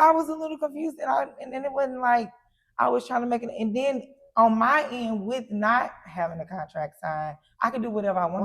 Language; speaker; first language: English; native; English